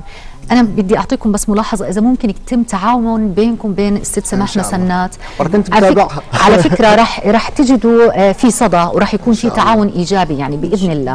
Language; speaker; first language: Arabic; native; Arabic